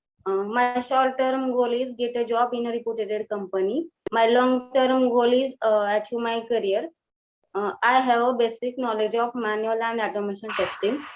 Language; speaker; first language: English; non-native, learner; Marathi